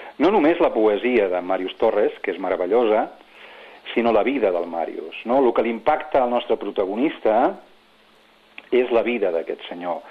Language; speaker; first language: Catalan; non-native, local second language; Spanish